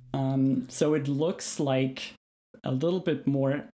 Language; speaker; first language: English; non-native, fluent; German